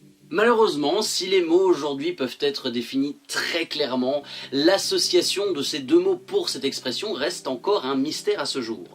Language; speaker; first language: French; native; French